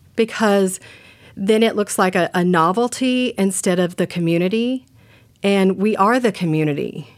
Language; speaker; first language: English; native; English